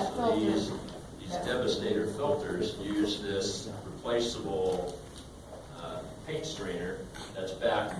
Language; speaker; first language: English; native; English